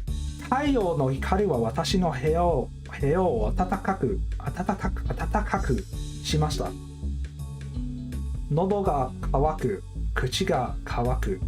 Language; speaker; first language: Japanese; non-native, learner; English